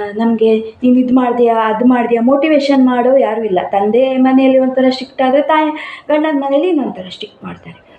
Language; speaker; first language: Kannada; non-native, local second language; Konkani